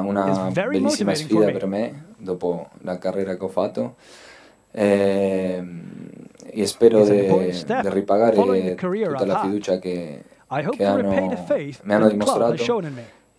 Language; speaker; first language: Italian; non-native, fluent; Spanish